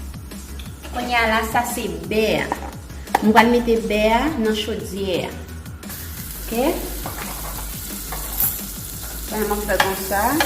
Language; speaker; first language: French; non-native, learner; Haitian Creole